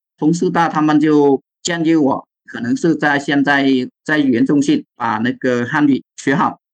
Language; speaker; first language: Chinese; non-native, fluent; Vietnamese